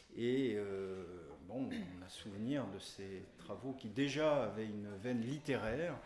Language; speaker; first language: French; native; French